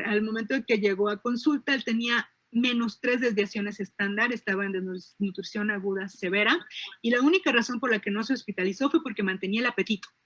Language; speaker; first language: Spanish; native; Spanish